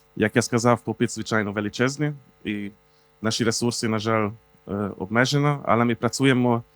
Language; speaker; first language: Ukrainian; non-native, fluent; Hungarian